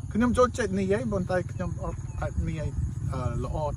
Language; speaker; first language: Khmer; non-native, learner; English